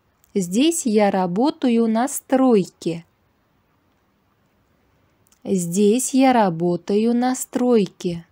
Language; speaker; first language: Russian; non-native, local second language; Uzbek